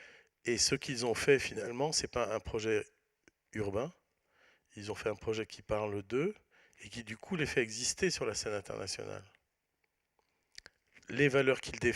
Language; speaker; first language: French; native; French